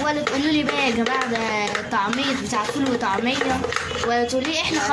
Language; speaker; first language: Arabic; native; Arabic